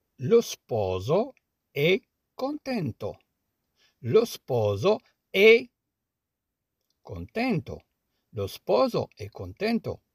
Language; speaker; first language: Italian; non-native, fluent; Arabic